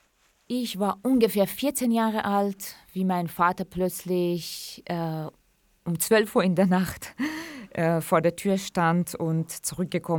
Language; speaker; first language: German; early bilingual, other home language; Central Kurdish